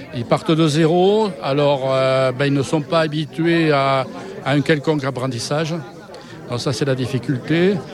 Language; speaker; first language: French; native; French